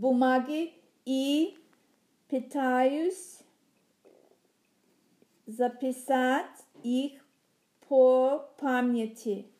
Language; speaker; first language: Russian; non-native, learner; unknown